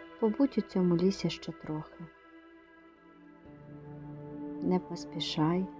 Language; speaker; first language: Ukrainian; native; Ukrainian